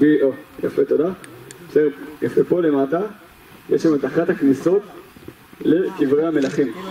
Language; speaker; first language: Hebrew; native; Hebrew